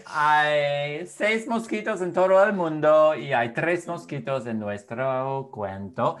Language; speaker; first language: Spanish; non-native, fluent; English